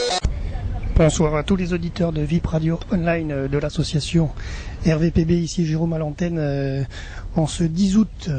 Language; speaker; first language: French; native; French